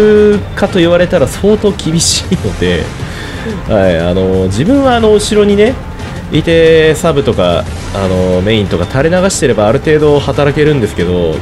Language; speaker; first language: Japanese; native; Japanese